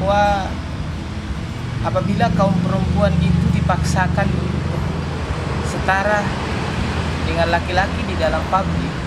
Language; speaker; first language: Indonesian; native; Indonesian